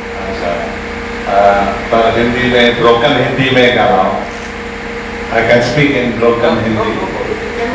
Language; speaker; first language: Hindi; early bilingual, heritage; Hindi